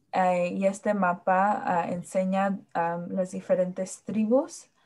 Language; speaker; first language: Spanish; early bilingual, heritage; Spanish